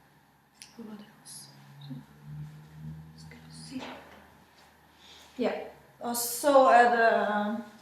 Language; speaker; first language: Danish; non-native, fluent; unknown